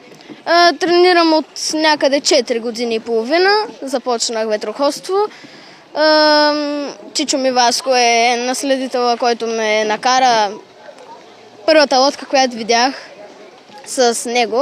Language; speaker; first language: Bulgarian; early bilingual, heritage; Bulgarian